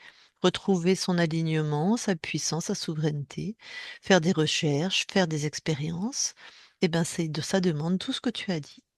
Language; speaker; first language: French; native; French